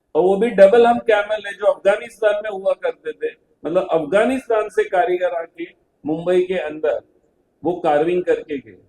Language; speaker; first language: Hindi; non-native, local second language; Marathi